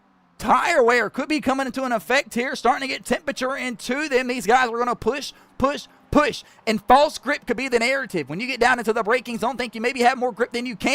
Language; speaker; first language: English; native; English